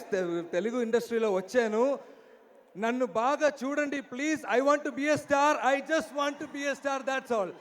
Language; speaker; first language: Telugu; non-native, learner; Malayalam